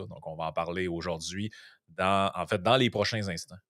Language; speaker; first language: French; native; French